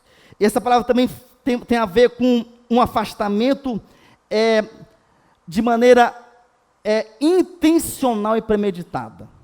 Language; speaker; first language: Portuguese; native; Portuguese